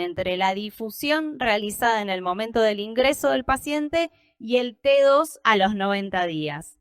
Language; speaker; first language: Spanish; native; Spanish